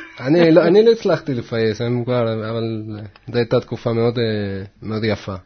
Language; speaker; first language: Hebrew; non-native, fluent; Spanish